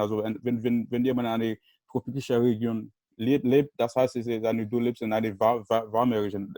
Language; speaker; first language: German; non-native, learner; Haitian Creole